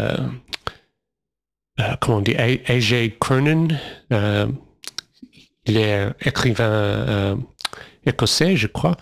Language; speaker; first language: French; non-native, fluent; English